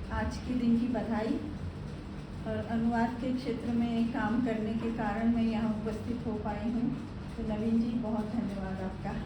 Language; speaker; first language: Hindi; non-native, local second language; Gujarati